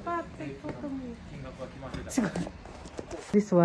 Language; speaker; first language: English; non-native, learner; Filipino